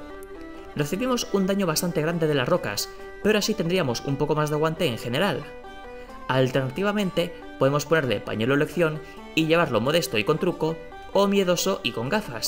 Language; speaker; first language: Spanish; native; Spanish